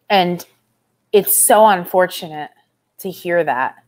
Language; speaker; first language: English; native; English